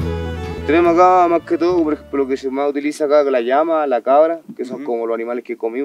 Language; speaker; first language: Spanish; native; Spanish